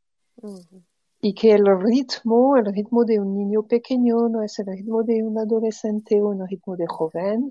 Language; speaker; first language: Spanish; non-native, fluent; French